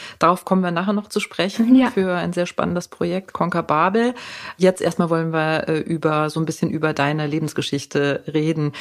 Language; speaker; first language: German; native; German